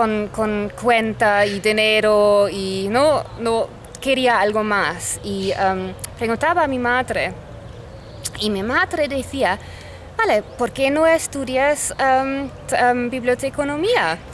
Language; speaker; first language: Spanish; non-native, fluent; German